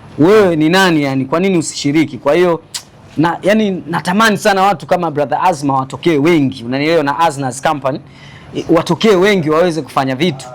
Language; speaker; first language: Swahili; native; Swahili